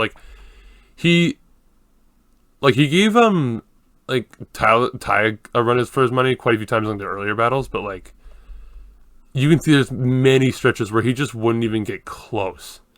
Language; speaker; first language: English; native; English